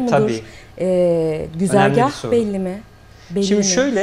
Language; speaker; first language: Turkish; native; Turkish